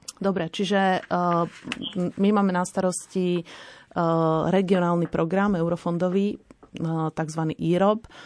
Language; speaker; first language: Slovak; native; Slovak